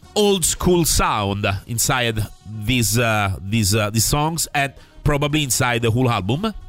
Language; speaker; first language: English; non-native, fluent; Italian